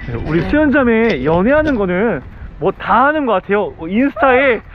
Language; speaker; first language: Korean; native; Korean